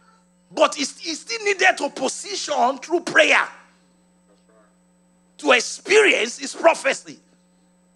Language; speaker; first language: English; non-native, local second language; Yoruba